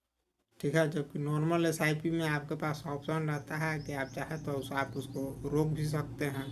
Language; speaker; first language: Hindi; native; Hindi